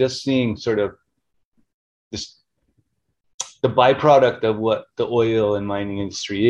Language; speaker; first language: English; native; English